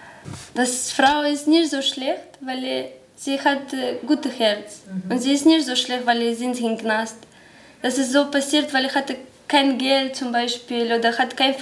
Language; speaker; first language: German; non-native, learner; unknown